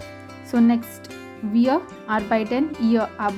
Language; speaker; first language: German; non-native, fluent; Hindi